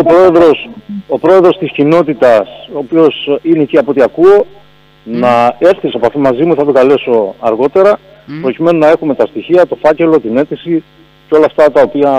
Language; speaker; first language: Greek; native; Greek